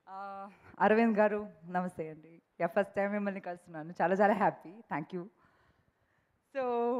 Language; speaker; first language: Telugu; non-native, local second language; Malayalam